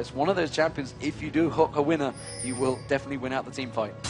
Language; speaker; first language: English; native; English